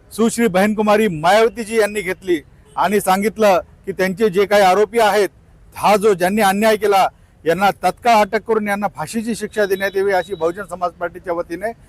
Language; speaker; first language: Marathi; native; Marathi